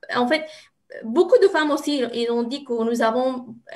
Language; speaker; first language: French; non-native, learner; Arabic